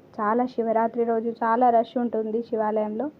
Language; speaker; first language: Telugu; non-native, learner; Marathi